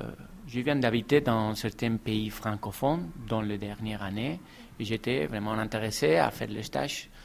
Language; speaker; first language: French; non-native, fluent; Spanish